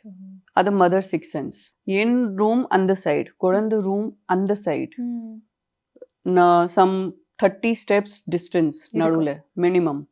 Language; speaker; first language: Tamil; non-native, fluent; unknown